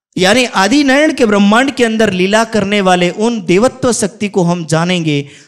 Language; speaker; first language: Hindi; native; Hindi